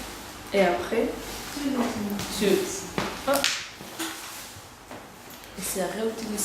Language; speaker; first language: French; non-native, learner; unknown